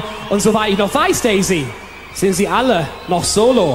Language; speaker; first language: German; native; German